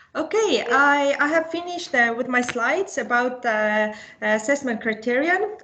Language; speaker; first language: English; non-native, fluent; Estonian